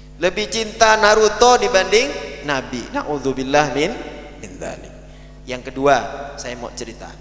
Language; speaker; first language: Indonesian; non-native, local second language; Madurese